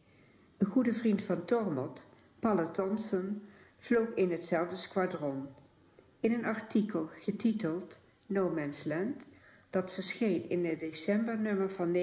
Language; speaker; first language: Dutch; native; Dutch